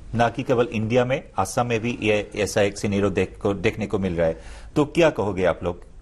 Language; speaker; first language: Hindi; non-native, local second language; Assamese